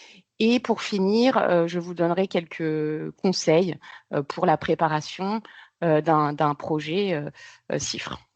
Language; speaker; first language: French; native; French